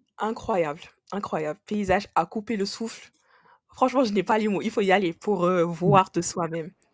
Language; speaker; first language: French; non-native, local second language; Wolof